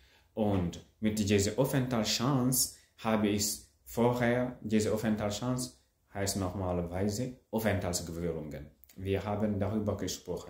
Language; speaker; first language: German; non-native, learner; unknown